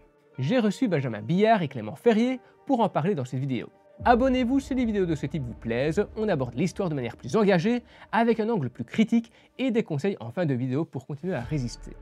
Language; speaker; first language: French; native; French